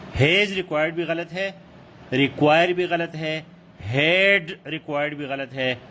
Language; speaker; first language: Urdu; non-native, local second language; Pashto